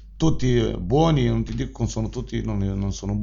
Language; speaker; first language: Italian; non-native, learner; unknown